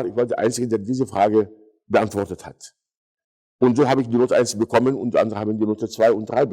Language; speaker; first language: German; non-native, fluent; Arabic